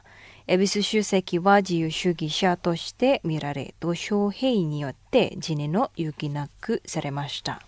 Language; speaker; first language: Japanese; non-native, learner; Indonesian